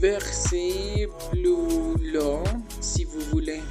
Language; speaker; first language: French; non-native, learner; Spanish